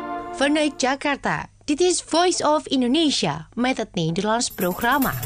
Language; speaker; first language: Dutch; non-native, fluent; Indonesian